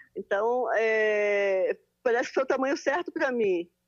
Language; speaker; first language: Portuguese; native; Portuguese